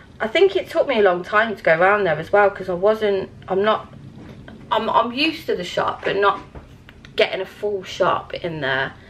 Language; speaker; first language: English; native; English